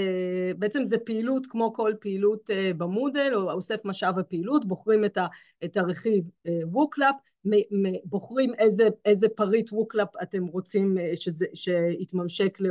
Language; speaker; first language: Hebrew; native; Hebrew